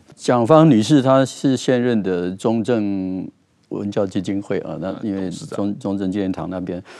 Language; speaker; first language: Chinese; native; Chinese